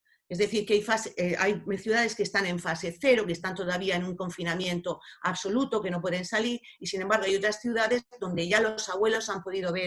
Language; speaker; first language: Spanish; native; Spanish